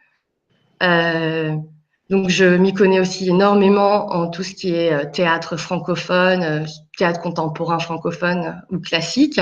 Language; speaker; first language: French; native; French